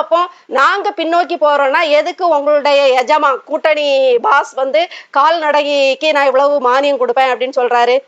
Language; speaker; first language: Tamil; native; Tamil